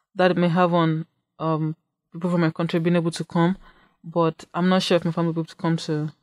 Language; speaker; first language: English; non-native, local second language; Yoruba